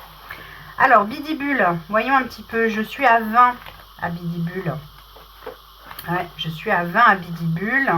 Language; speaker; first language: French; native; French